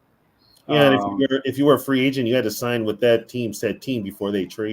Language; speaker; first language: English; native; English